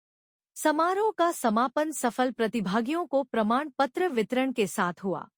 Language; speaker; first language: Hindi; native; Hindi